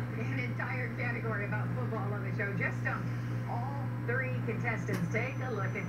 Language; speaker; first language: English; native; English